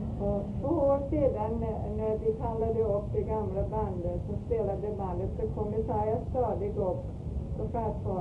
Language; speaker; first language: Swedish; early bilingual, other home language; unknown